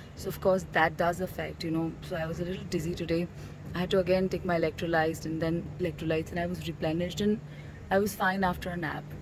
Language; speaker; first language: English; non-native, local second language; Hindi